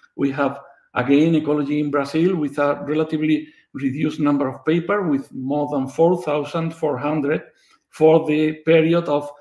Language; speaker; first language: English; non-native, fluent; Spanish